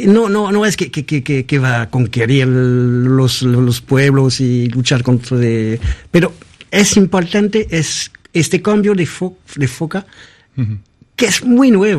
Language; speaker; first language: Spanish; non-native, fluent; French